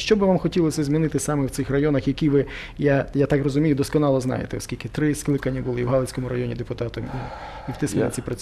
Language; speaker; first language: Ukrainian; native; Ukrainian